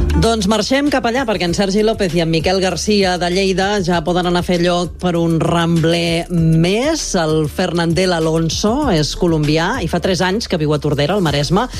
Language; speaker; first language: Catalan; native; Catalan